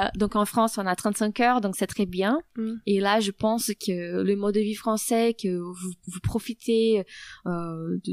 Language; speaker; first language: French; non-native, fluent; Portuguese